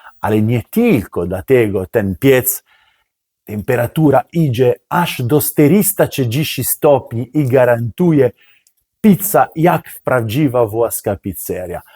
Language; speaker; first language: Polish; non-native, learner; Italian